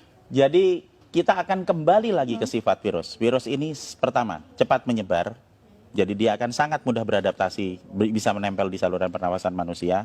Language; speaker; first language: Indonesian; native; Indonesian